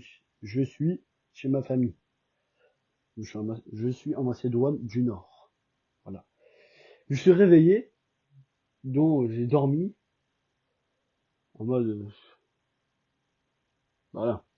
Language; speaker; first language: French; non-native, fluent; Albanian